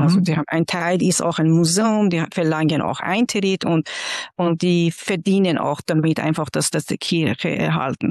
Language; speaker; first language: German; non-native, fluent; Persian